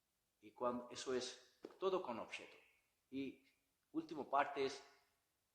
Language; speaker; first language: Spanish; non-native, learner; Bangla